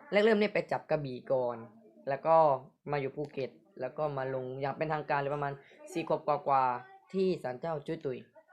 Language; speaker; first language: Thai; native; Thai